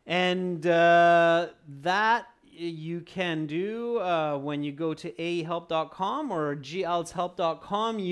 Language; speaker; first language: English; native; English